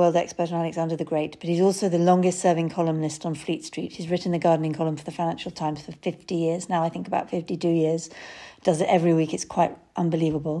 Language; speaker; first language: English; native; English